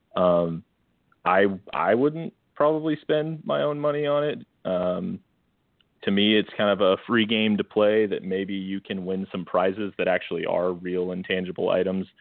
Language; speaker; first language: English; native; English